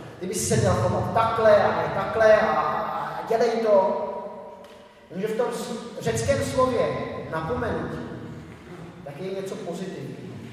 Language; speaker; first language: Czech; native; Czech